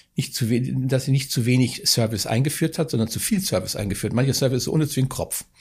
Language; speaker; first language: German; native; German